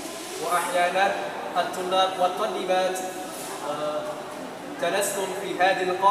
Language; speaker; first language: Arabic; non-native, learner; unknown